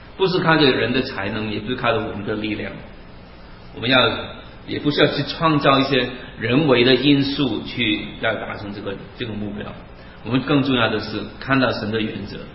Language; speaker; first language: Chinese; non-native, local second language; Cantonese